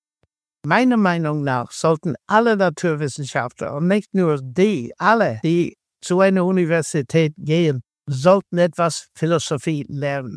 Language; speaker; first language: German; non-native, fluent; English